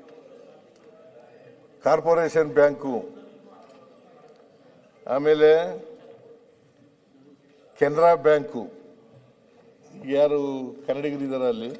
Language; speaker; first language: Kannada; native; Kannada